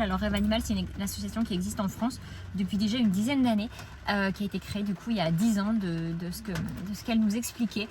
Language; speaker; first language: French; native; French